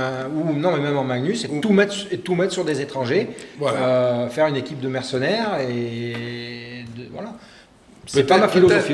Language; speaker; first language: French; native; French